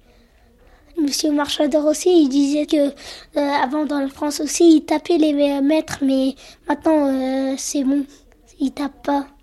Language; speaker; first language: French; early bilingual, other home language; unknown